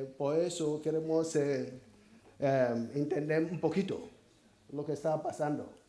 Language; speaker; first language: Spanish; non-native, fluent; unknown